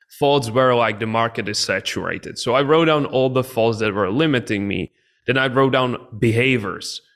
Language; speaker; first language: English; non-native, fluent; Czech